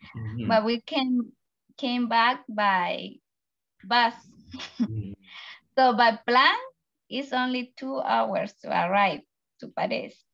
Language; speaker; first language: English; non-native, learner; Spanish